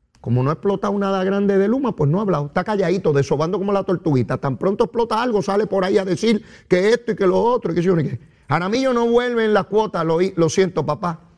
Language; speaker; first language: Spanish; native; Spanish